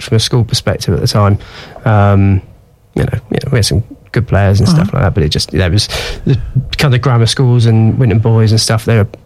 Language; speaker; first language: English; native; English